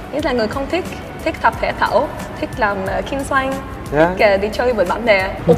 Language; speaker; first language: Vietnamese; early bilingual, heritage; Swedish